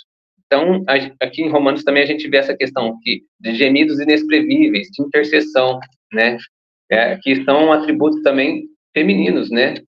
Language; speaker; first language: Portuguese; native; Portuguese